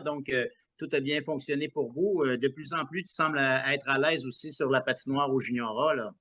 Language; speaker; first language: French; native; French